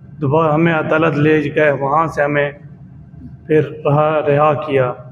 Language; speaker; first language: Urdu; non-native, local second language; Saraiki